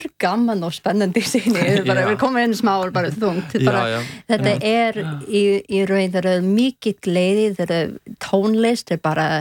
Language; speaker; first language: Icelandic; non-native, learner; English